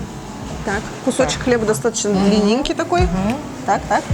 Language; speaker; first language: Russian; native; Russian